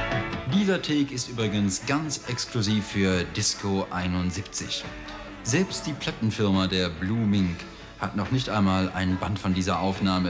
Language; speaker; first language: German; native; German